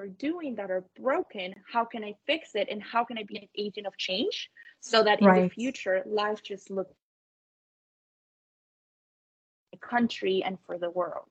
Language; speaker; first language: English; non-native, fluent; Spanish